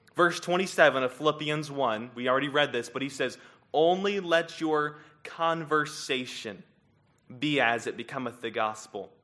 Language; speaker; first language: English; native; English